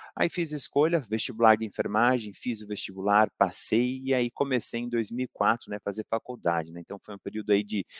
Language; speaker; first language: Portuguese; native; Portuguese